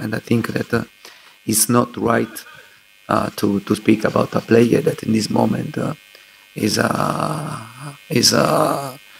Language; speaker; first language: English; non-native, learner; Italian